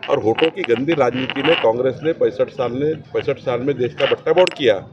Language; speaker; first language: Hindi; non-native, local second language; Marathi